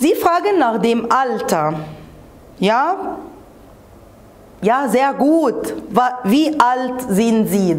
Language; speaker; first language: German; non-native, fluent; Arabic